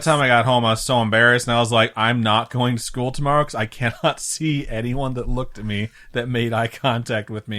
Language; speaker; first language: English; native; English